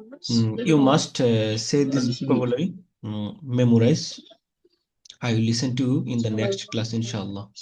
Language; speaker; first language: English; non-native, fluent; Bangla